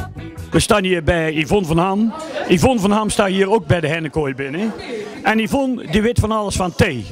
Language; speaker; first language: Dutch; native; Dutch